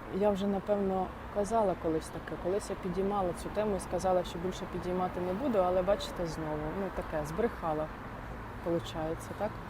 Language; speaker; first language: Ukrainian; non-native, local second language; Russian